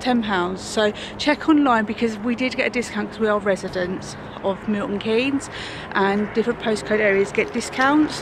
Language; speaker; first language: English; native; English